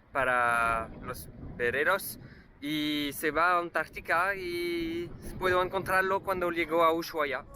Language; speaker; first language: Spanish; non-native, learner; French